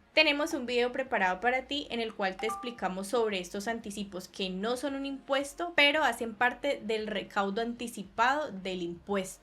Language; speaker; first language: Spanish; native; Spanish